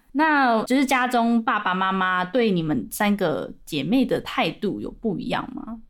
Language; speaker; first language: Chinese; native; Chinese